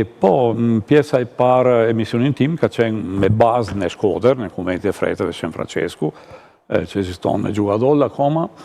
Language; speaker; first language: Albanian; non-native, fluent; Italian